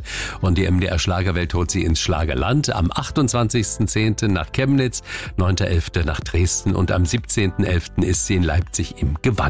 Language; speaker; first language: German; native; German